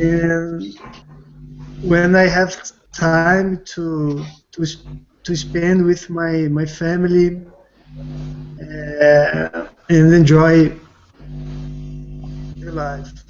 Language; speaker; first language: English; non-native, learner; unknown